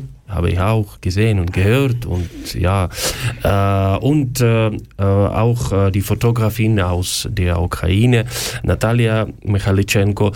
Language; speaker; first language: German; non-native, learner; Ukrainian